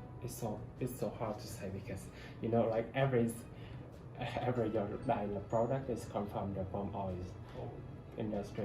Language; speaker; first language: English; non-native, learner; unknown